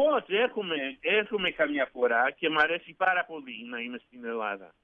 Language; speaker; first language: Greek; early bilingual, heritage; Greek